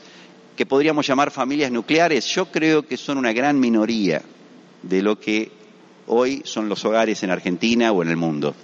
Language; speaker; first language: Spanish; native; Spanish